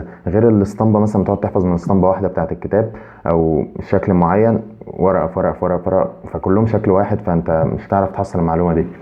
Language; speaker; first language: Arabic; native; Arabic